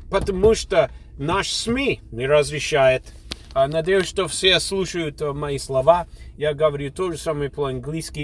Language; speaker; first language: Russian; non-native, fluent; English